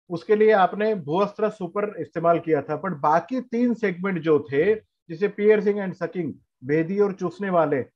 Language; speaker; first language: Hindi; non-native, local second language; Marathi